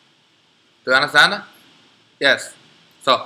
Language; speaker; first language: English; non-native, learner; Chinese